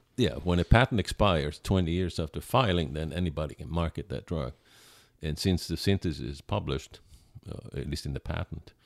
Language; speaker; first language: English; non-native, fluent; Italian